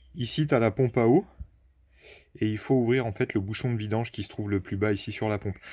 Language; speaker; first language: French; native; French